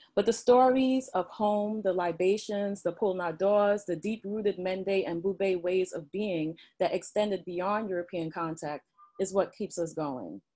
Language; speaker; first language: English; native; English